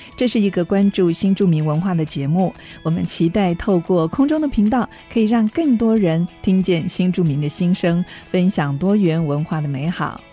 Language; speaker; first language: Chinese; native; Chinese